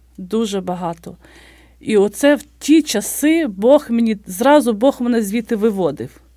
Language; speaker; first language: Ukrainian; native; Ukrainian